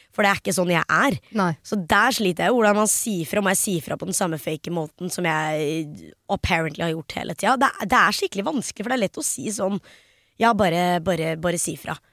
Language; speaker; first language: Norwegian; early bilingual, other home language; Hindi